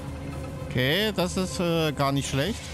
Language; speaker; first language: German; native; German